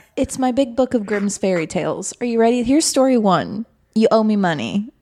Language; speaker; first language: English; native; English